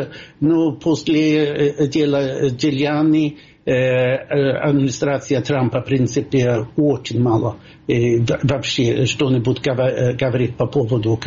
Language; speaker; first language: Russian; non-native, fluent; Swedish